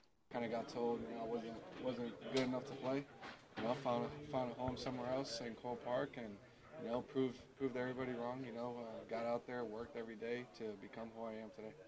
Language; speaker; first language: English; early bilingual, other home language; Spanish